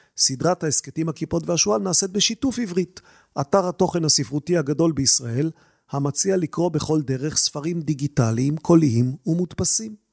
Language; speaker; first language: Hebrew; native; Hebrew